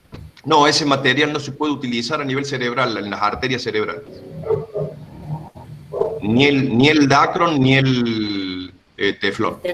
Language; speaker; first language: Spanish; native; Spanish